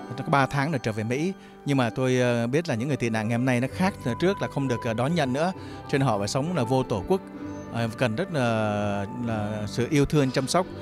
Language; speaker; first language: Vietnamese; native; Vietnamese